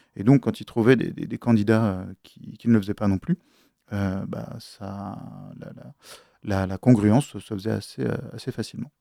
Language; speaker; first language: French; native; French